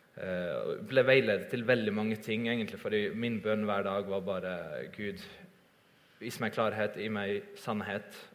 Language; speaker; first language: Norwegian; early bilingual, other home language; Estonian